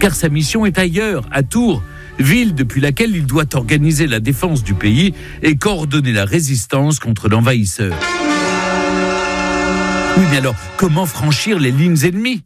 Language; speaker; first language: French; native; French